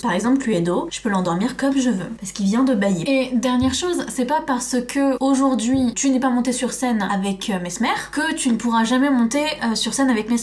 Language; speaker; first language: French; native; French